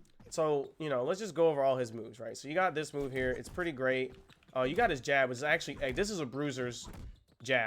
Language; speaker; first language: English; native; English